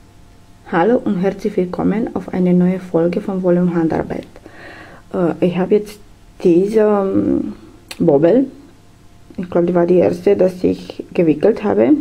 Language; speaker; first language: German; non-native, fluent; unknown